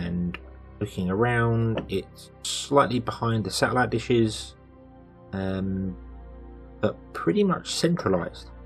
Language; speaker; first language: English; native; English